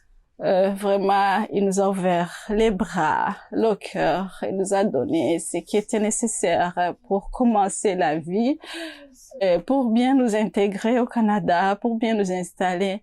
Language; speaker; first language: French; non-native, local second language; Rundi